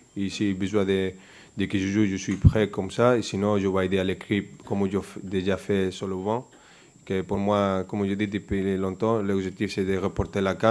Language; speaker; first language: French; non-native, fluent; Spanish